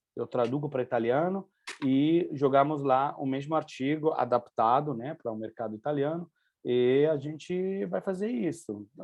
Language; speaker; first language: Portuguese; non-native, fluent; Italian